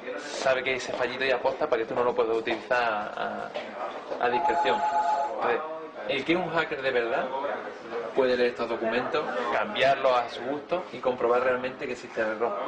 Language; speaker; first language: Spanish; native; Spanish